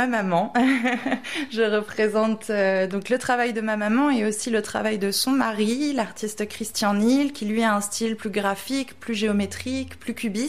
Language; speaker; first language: French; native; French